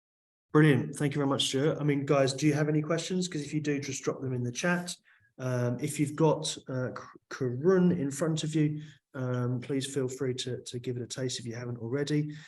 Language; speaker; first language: English; native; English